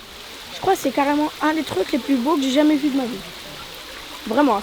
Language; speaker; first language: French; native; French